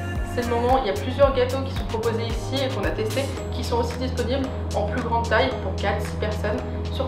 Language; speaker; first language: French; native; French